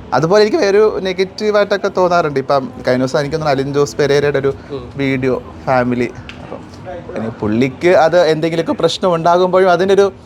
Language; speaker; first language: Malayalam; native; Malayalam